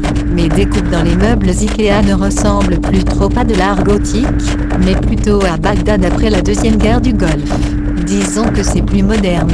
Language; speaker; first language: French; native; French